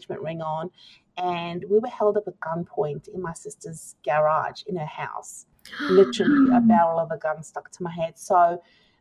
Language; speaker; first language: English; native; English